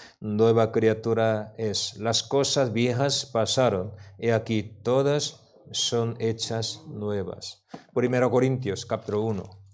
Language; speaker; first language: Spanish; non-native, learner; Korean